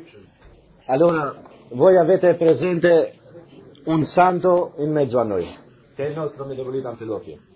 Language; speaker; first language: Italian; non-native, fluent; Albanian